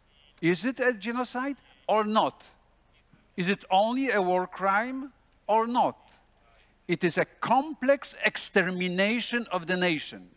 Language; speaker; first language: English; non-native, fluent; Polish